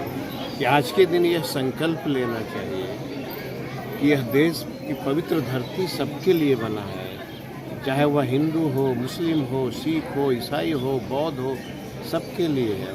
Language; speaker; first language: Hindi; native; Hindi